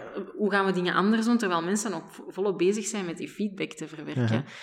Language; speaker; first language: Dutch; native; Dutch